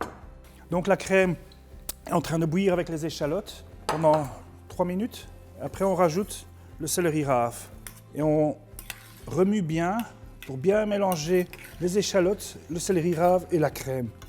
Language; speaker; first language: French; native; French